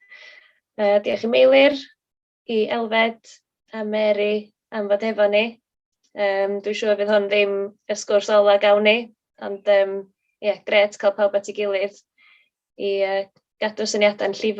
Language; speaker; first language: Welsh; native; Welsh